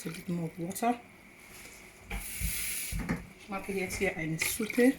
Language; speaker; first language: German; non-native, learner; English